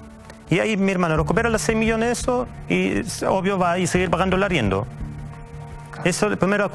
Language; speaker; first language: Spanish; native; Spanish